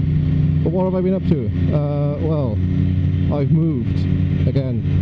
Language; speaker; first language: English; native; English